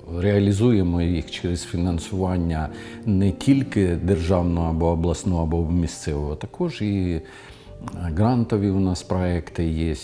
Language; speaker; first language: Ukrainian; non-native, local second language; Russian